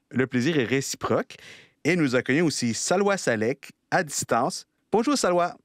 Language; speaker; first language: French; early bilingual, other home language; Spanish